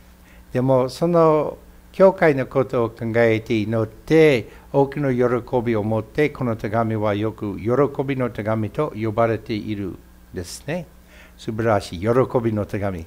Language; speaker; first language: Japanese; non-native, fluent; English